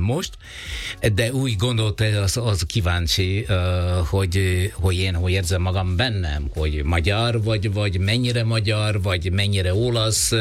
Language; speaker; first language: Hungarian; non-native, learner; Italian